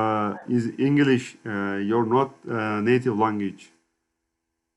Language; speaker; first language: English; non-native, learner; Turkish